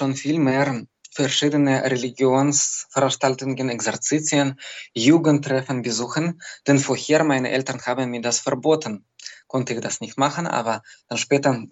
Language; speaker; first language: German; non-native, learner; Belarusian